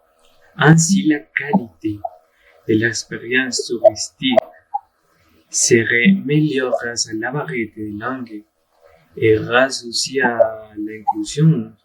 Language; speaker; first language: French; non-native, learner; Spanish